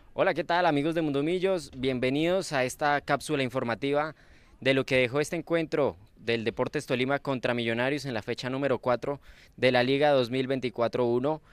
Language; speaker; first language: Spanish; native; Spanish